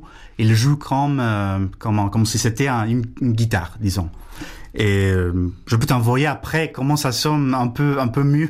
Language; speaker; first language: French; non-native, fluent; Spanish